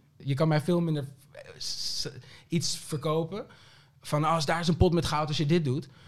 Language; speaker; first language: Dutch; early bilingual, other home language; Papiamento